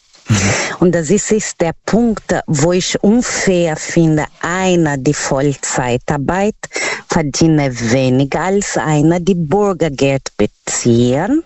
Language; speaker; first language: German; non-native, learner; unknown